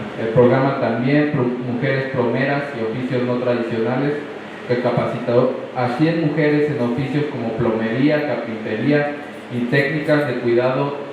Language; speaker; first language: Spanish; native; Spanish